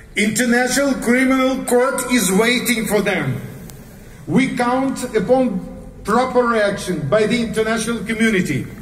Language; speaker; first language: English; non-native, fluent; Ukrainian